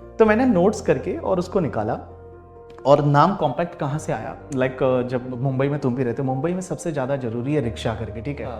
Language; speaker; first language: Hindi; native; Hindi